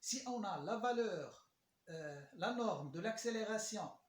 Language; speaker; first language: French; non-native, local second language; Arabic